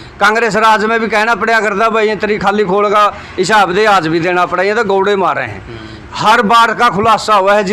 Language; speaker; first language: Hindi; native; Hindi